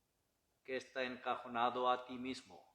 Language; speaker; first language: Spanish; non-native, learner; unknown